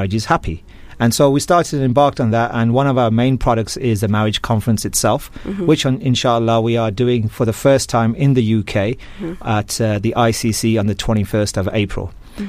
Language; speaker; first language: English; native; English